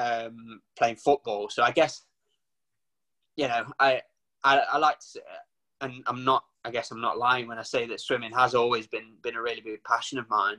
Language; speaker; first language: English; native; English